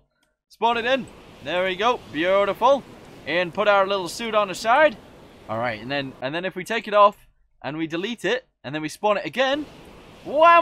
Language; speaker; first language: English; native; English